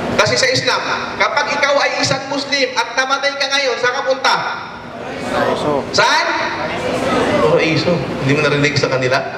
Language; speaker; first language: Filipino; non-native, local second language; Waray